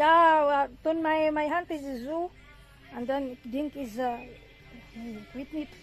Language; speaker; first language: Dutch; non-native, learner; Cebuano